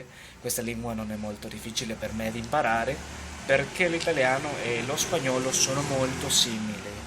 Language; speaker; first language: Italian; non-native, learner; Spanish